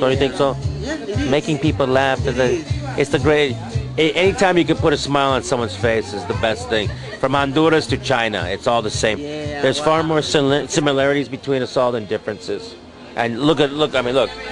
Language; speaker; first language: English; native; English